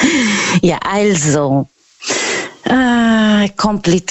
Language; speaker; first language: German; non-native, learner; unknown